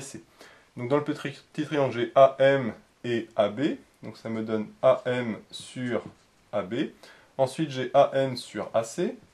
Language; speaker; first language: French; native; French